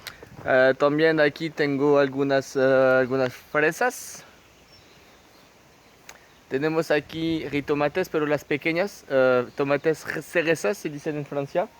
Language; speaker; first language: Spanish; non-native, fluent; French